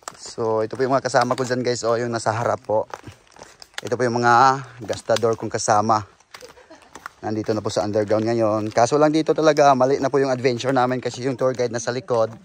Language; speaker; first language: Filipino; non-native, local second language; Cebuano